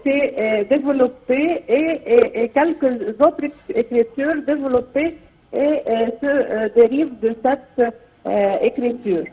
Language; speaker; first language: French; non-native, fluent; Arabic